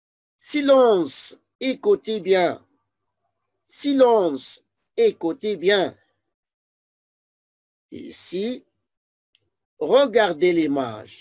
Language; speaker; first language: French; non-native, fluent; Arabic